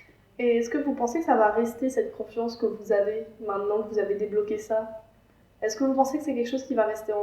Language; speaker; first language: French; native; French